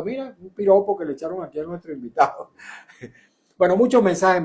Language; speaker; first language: Spanish; native; Spanish